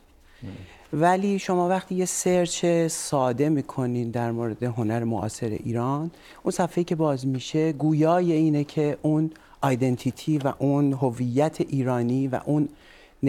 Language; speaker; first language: Persian; native; Persian